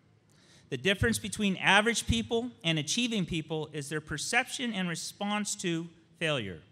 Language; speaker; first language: English; native; English